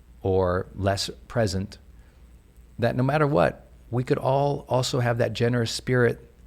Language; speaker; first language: English; native; English